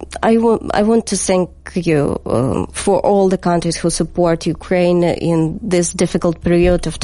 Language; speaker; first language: English; non-native, learner; Ukrainian